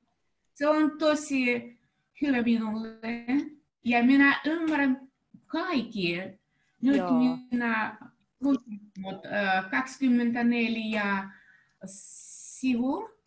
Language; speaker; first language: Finnish; non-native, learner; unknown